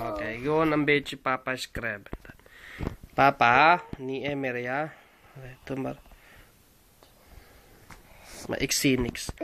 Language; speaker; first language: Dutch; non-native, learner; Filipino